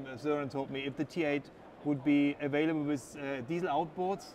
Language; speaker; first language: English; non-native, fluent; German